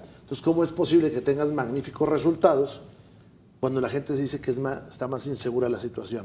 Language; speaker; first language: Spanish; native; Spanish